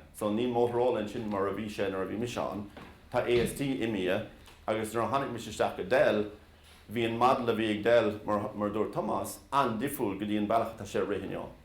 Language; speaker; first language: Irish; native; Irish